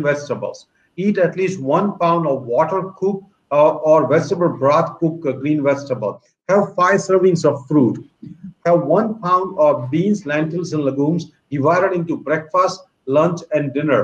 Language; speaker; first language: English; non-native, local second language; Gujarati